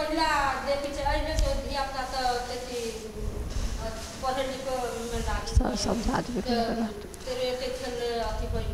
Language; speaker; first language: Nepali; non-native, local second language; Maithili